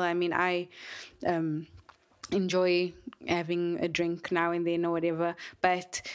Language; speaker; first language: English; native; English